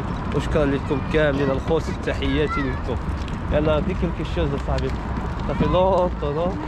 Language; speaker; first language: Arabic; native; Arabic